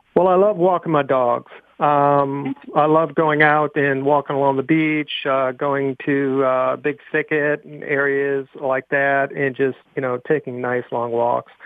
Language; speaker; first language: English; native; English